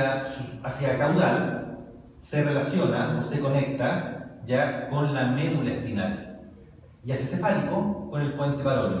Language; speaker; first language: Spanish; native; Spanish